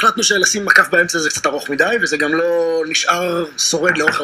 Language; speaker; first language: Hebrew; native; Hebrew